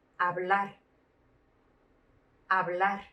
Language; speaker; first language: Spanish; non-native, fluent; Korean